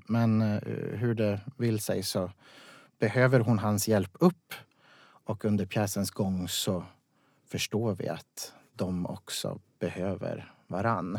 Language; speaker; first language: Swedish; native; Swedish